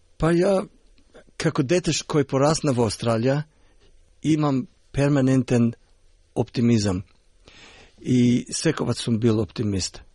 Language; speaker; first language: Macedonian; early bilingual, heritage; Macedonian